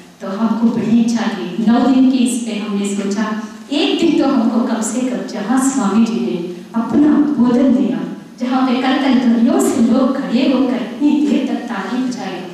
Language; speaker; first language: Hindi; native; Hindi